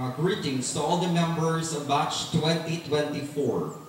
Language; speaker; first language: English; non-native, local second language; Filipino